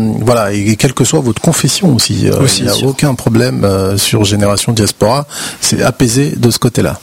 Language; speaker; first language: French; native; French